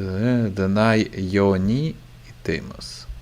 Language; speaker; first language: Japanese; non-native, learner; English